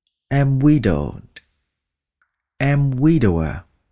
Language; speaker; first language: English; non-native, fluent; Vietnamese